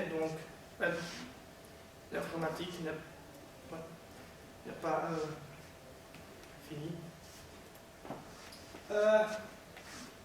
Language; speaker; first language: French; non-native, learner; Dutch